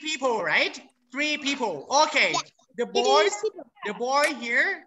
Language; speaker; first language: English; non-native, fluent; Thai